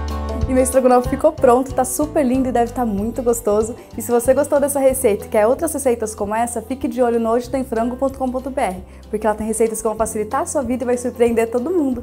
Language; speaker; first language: Portuguese; native; Portuguese